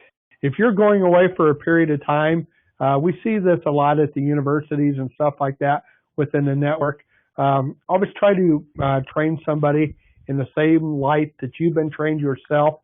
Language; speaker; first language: English; native; English